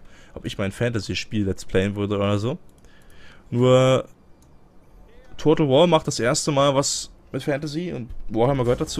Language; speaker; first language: German; native; German